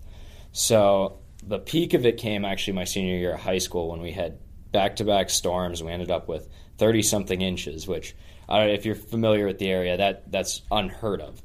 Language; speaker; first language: English; native; English